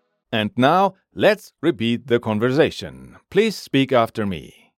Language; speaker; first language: English; non-native, fluent; German